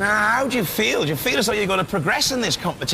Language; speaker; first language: English; native; English